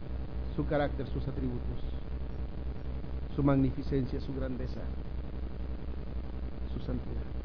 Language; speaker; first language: Spanish; native; Spanish